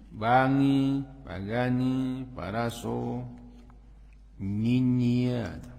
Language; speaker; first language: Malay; non-native, local second language; Minangkabau